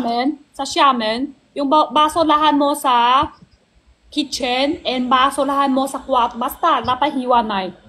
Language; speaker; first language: Filipino; non-native, learner; Chinese